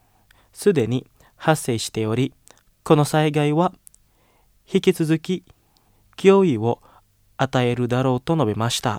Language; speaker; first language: Japanese; non-native, fluent; Indonesian